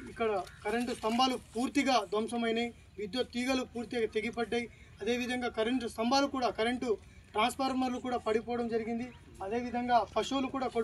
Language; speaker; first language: Telugu; non-native, local second language; Lambadi